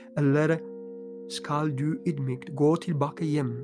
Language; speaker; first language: Norwegian; non-native, fluent; Polish